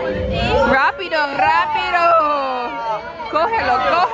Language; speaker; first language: Spanish; non-native, learner; English